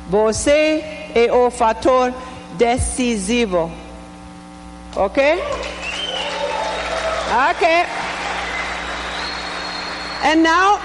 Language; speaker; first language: Portuguese; non-native, learner; English